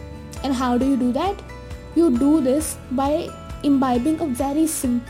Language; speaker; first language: English; non-native, local second language; Hindi